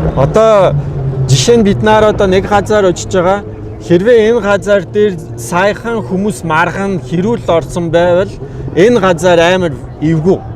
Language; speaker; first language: Mongolian; non-native, fluent; French